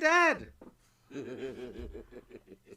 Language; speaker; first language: English; native; English